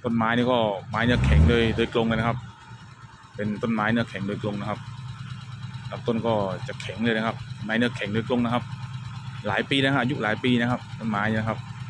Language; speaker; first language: Thai; non-native, local second language; Northeastern Thai